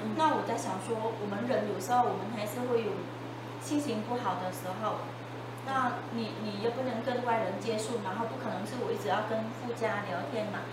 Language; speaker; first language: Chinese; non-native, fluent; Vietnamese